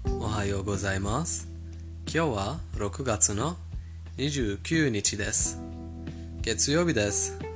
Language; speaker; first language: Japanese; non-native, fluent; Persian